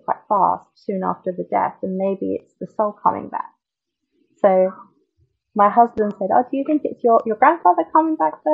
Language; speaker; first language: English; native; English